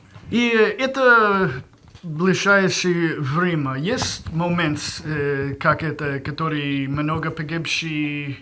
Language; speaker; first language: Russian; non-native, learner; English